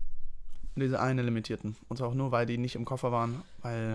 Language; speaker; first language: German; native; German